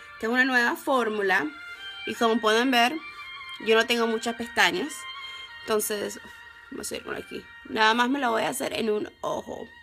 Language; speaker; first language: Spanish; native; Spanish